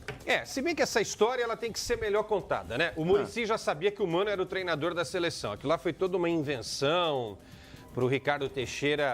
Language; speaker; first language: Portuguese; native; Portuguese